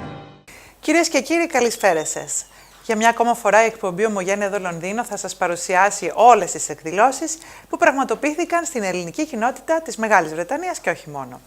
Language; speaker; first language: Greek; native; Greek